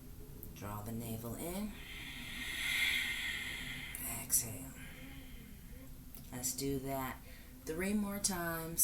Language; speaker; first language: English; native; English